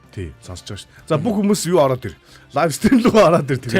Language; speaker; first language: Mongolian; native; Mongolian